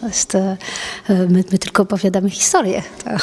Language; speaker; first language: Polish; early bilingual, heritage; French